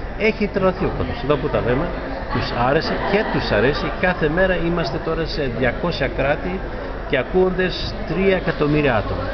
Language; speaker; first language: Greek; early bilingual, heritage; Greek